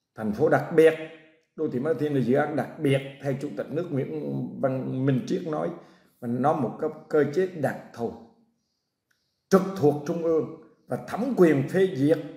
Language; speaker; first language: Vietnamese; native; Vietnamese